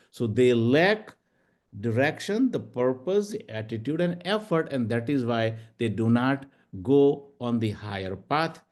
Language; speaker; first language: English; non-native, local second language; Gujarati